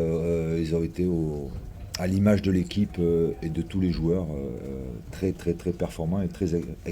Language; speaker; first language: French; native; French